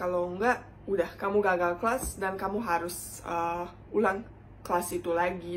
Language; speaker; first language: Indonesian; non-native, fluent; Bosnian